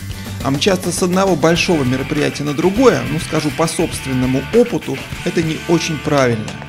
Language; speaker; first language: Russian; native; Russian